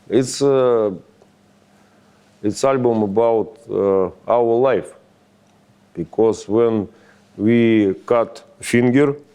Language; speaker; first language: English; non-native, learner; Russian